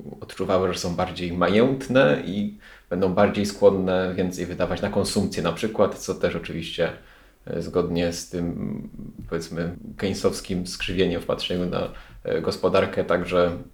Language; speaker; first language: Polish; native; Polish